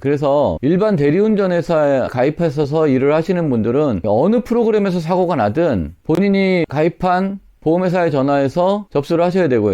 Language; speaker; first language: Korean; native; Korean